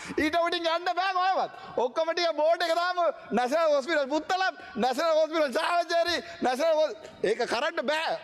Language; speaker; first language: Sinhala; non-native, local second language; Tamil